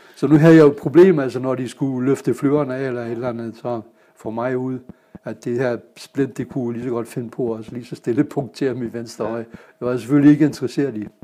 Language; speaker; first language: Danish; non-native, fluent; German